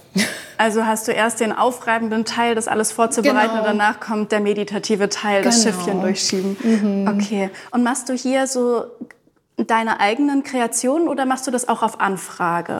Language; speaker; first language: German; native; German